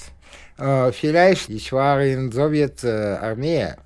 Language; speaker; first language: German; non-native, learner; Russian